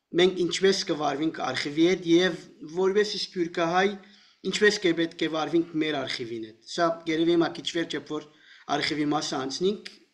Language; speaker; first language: Armenian; early bilingual, heritage; Armenian